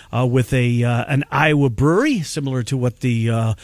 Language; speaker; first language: English; native; English